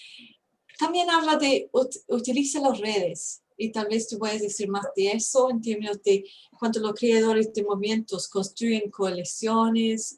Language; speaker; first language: Spanish; non-native, fluent; English